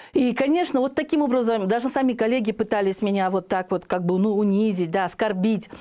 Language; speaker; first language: Russian; native; Russian